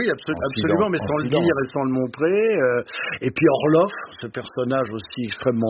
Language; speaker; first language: French; native; French